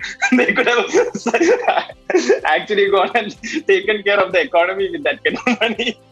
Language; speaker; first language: English; non-native, local second language; Malayalam